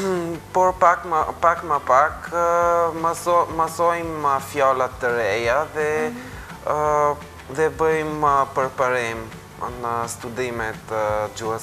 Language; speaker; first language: Albanian; non-native, fluent; Bulgarian